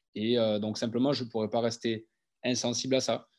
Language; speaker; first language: French; native; French